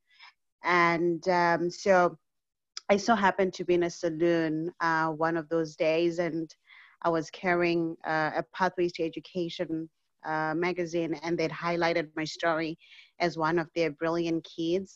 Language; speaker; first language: English; non-native, local second language; North Ndebele